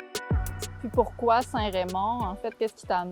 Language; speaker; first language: French; native; French